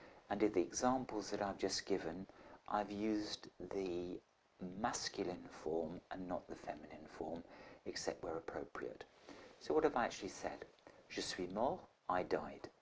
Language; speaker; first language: English; native; English